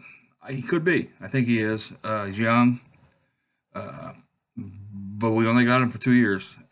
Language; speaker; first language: English; native; English